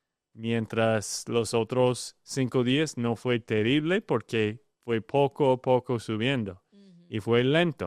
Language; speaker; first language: Spanish; non-native, learner; English